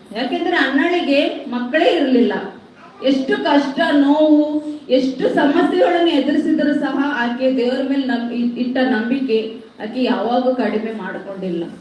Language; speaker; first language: Kannada; non-native, local second language; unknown